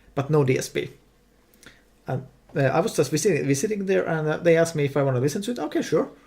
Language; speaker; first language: English; non-native, fluent; Finnish